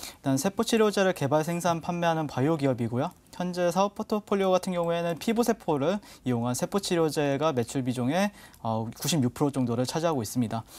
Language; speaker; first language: Korean; native; Korean